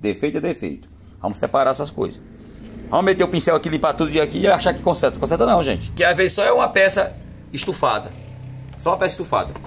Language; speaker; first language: Portuguese; native; Portuguese